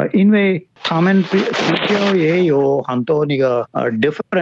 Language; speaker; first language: Chinese; non-native, fluent; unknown